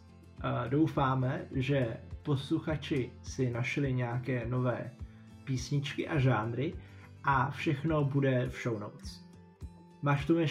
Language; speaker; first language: Czech; non-native, fluent; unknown